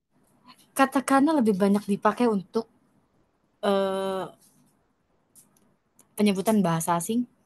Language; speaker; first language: Indonesian; non-native, learner; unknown